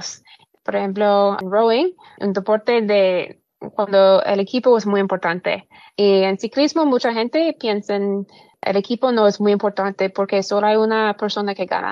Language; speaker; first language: Spanish; non-native, learner; English